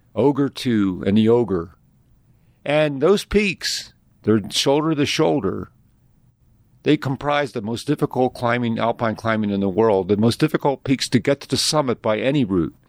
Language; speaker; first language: English; native; English